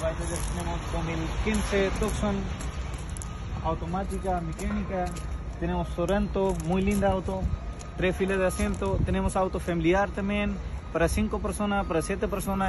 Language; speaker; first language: Spanish; non-native, learner; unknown